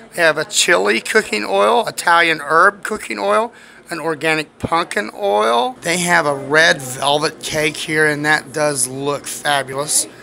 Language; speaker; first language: English; native; English